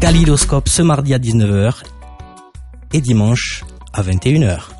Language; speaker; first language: French; native; French